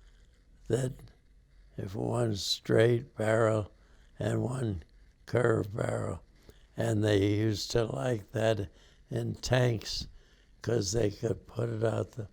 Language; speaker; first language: English; native; English